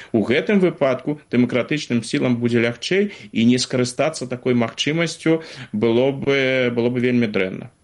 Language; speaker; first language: Belarusian; non-native, local second language; Russian